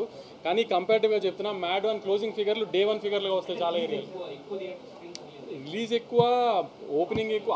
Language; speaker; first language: Telugu; native; Telugu